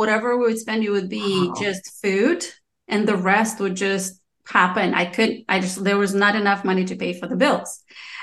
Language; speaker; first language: English; non-native, fluent; Romanian